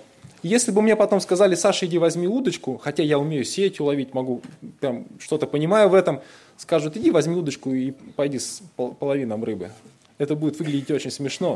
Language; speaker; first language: Russian; native; Russian